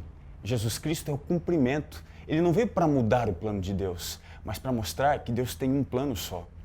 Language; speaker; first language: Portuguese; native; Portuguese